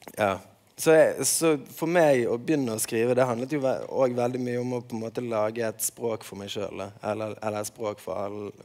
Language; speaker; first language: Norwegian; native; Norwegian